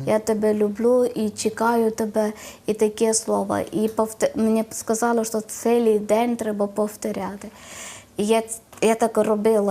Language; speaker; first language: Ukrainian; non-native, learner; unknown